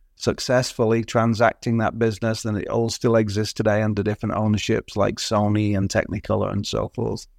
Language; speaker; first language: English; native; English